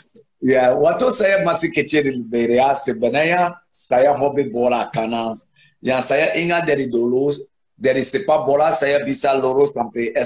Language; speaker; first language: Indonesian; non-native, fluent; English